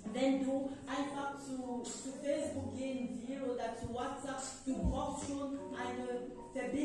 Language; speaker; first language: German; non-native, fluent; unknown